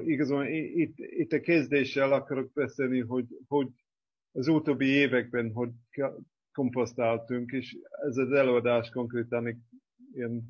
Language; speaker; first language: Hungarian; non-native, fluent; English